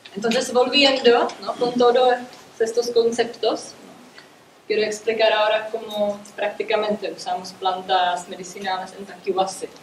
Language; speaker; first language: Spanish; non-native, fluent; Czech